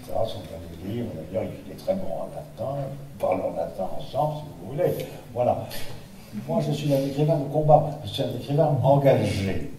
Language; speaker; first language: French; native; French